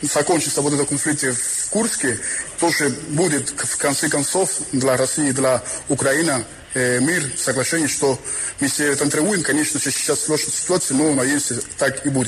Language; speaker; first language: Russian; non-native, fluent; Spanish